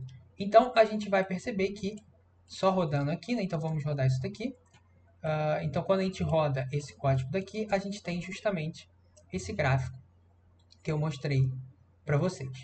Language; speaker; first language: Portuguese; native; Portuguese